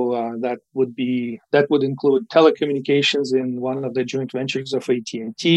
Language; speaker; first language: English; non-native, fluent; Ukrainian